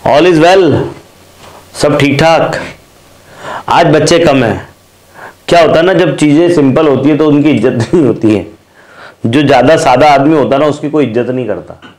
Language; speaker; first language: Hindi; non-native, local second language; Marathi